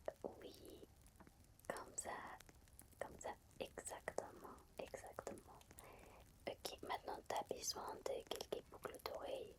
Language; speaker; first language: French; non-native, fluent; Spanish